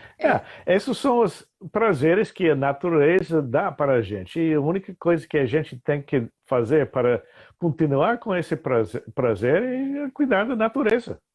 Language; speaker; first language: Portuguese; non-native, fluent; English